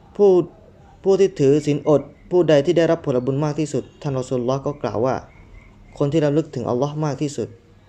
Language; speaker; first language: Thai; non-native, local second language; Malay